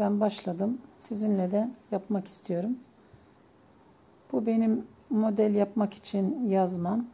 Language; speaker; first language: Turkish; native; Turkish